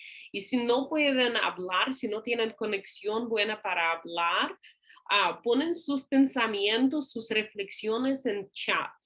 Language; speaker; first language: Spanish; non-native, fluent; English